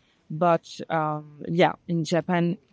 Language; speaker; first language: English; non-native, learner; French